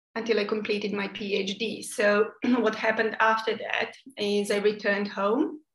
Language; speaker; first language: English; non-native, fluent; Serbian